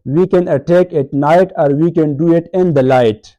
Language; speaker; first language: English; non-native, local second language; Urdu